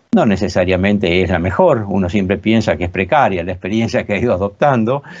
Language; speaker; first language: Spanish; native; Spanish